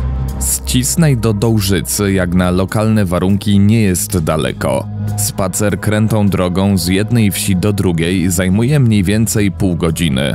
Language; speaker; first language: Polish; native; Polish